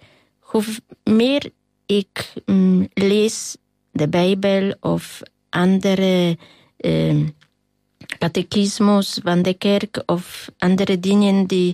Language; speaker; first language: Dutch; non-native, fluent; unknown